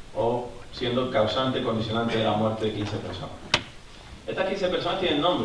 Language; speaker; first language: Spanish; native; Spanish